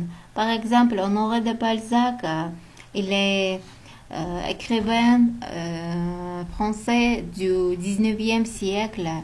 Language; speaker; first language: French; non-native, learner; Uzbek